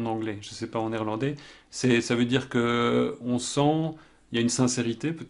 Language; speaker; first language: French; native; French